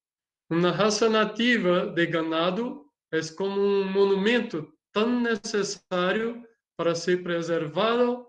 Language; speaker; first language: Spanish; non-native, learner; Portuguese